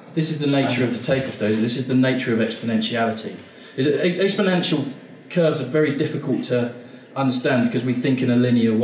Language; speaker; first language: English; native; English